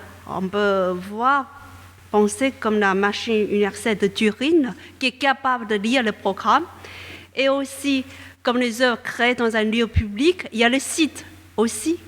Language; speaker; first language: French; non-native, fluent; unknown